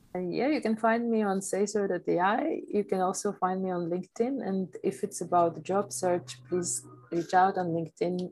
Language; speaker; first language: English; non-native, fluent; Polish